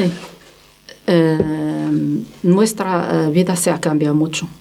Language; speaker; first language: Spanish; non-native, learner; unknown